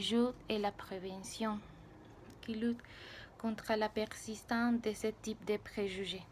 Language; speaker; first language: French; non-native, learner; Spanish